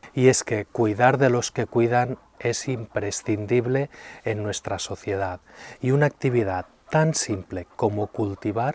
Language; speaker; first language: Spanish; native; Spanish